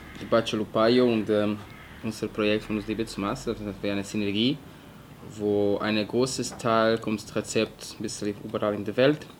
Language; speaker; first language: German; non-native, fluent; Portuguese